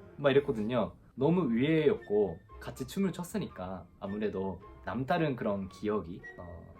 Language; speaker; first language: Korean; non-native, fluent; Japanese